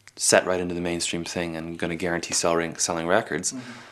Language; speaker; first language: English; native; English